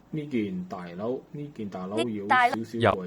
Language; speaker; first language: Cantonese; non-native, learner; Chinese